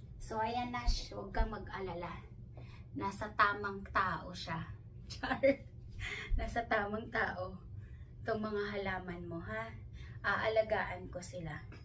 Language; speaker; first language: Filipino; non-native, local second language; Hiligaynon